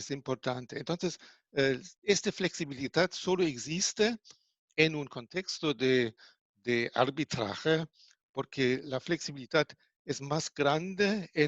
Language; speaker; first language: Spanish; non-native, fluent; German